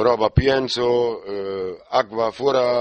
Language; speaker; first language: Spanish; non-native, learner; German